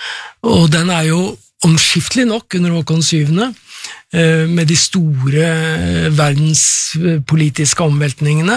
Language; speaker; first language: Norwegian; native; Norwegian